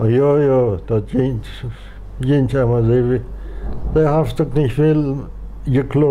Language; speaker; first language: German; non-native, local second language; Plautdietsch